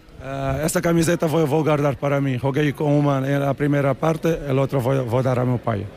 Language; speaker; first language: Portuguese; non-native, local second language; Kabuverdianu